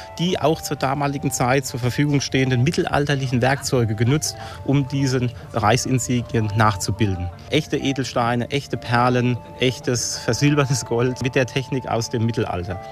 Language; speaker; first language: German; native; German